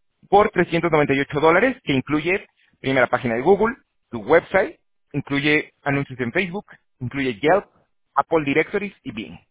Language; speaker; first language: Spanish; native; Spanish